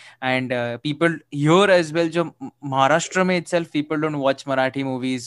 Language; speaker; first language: English; non-native, local second language; Marathi